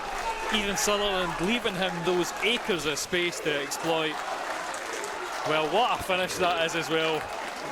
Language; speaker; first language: English; native; English